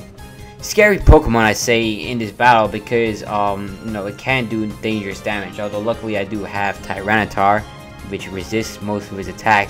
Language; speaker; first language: English; native; English